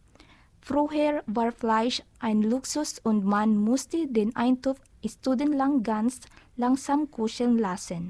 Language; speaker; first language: German; non-native, learner; Filipino